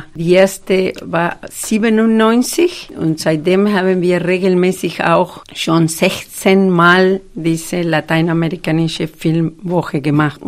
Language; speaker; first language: German; non-native, fluent; Spanish